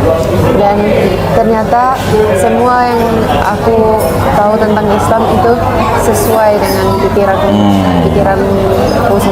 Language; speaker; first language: Indonesian; non-native, fluent; Finnish